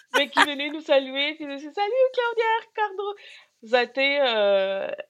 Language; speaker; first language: French; non-native, fluent; Spanish